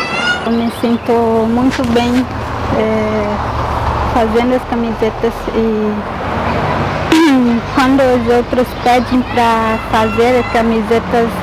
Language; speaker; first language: Portuguese; non-native, local second language; Guarani